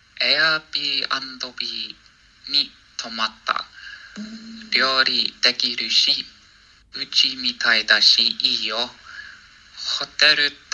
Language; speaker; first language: Japanese; non-native, learner; English